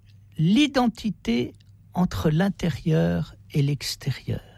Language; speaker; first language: French; native; French